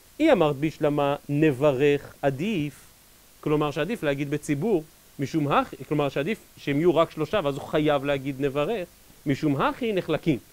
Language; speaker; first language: Hebrew; native; Hebrew